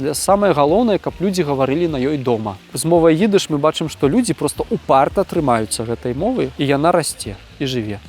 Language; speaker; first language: Belarusian; native; Belarusian